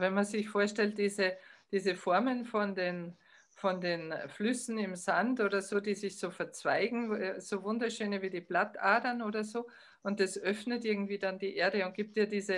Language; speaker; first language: German; native; German